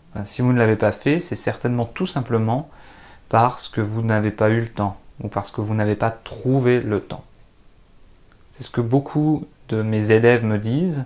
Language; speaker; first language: French; native; French